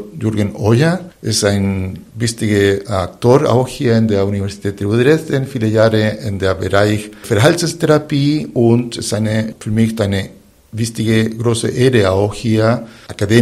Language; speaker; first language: German; non-native, fluent; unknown